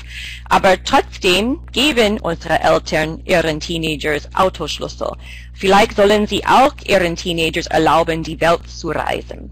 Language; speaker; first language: German; non-native, fluent; English